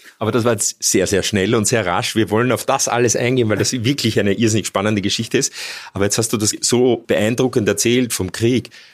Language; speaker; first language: German; native; German